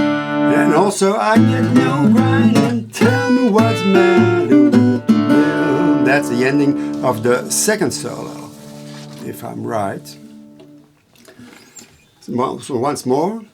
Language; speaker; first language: English; non-native, fluent; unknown